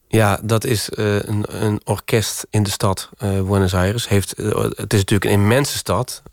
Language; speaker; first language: Dutch; native; Dutch